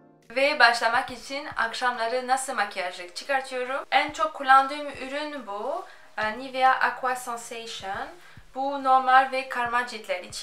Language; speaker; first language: Turkish; non-native, fluent; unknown